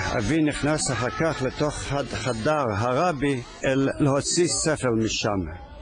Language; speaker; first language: Hebrew; early bilingual, other home language; Yiddish